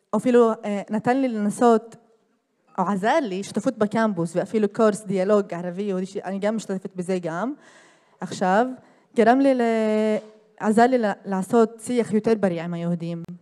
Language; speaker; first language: Hebrew; non-native, local second language; Arabic